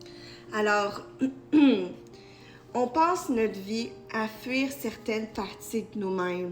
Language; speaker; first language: French; native; French